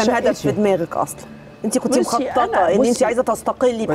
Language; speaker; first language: Arabic; native; Arabic